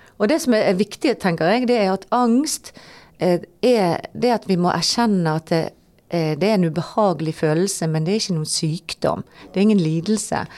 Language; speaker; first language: Norwegian; native; Norwegian